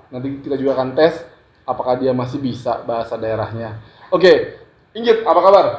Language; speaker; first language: Indonesian; native; Indonesian